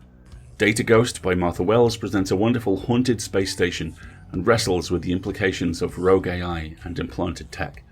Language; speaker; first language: English; native; English